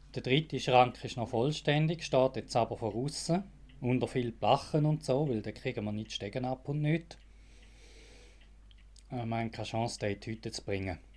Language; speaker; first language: German; native; German